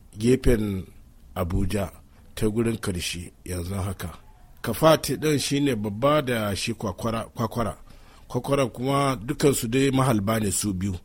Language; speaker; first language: Hausa; non-native, local second language; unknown